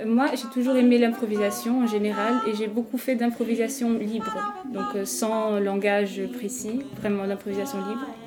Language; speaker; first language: French; non-native, fluent; Portuguese